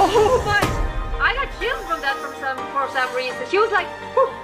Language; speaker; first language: English; non-native, fluent; Swedish